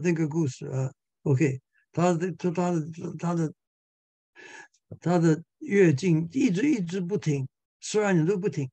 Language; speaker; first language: Chinese; non-native, fluent; English